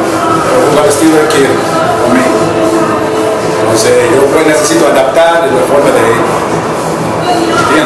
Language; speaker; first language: Spanish; non-native, learner; English